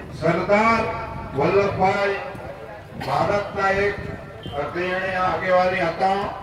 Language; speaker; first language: Gujarati; non-native, local second language; Vasavi